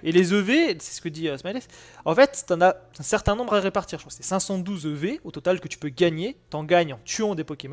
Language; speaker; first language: French; native; French